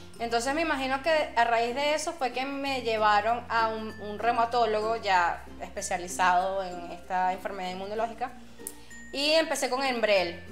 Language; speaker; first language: Spanish; native; Spanish